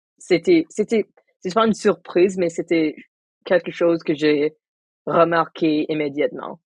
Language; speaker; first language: French; non-native, local second language; Tamil